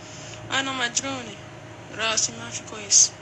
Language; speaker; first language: Arabic; non-native, learner; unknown